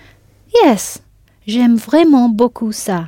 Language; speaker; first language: French; non-native, fluent; English